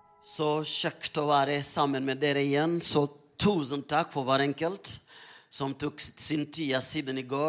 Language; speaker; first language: Norwegian; non-native, fluent; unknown